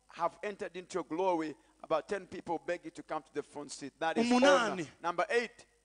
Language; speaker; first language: English; non-native, fluent; Kinyarwanda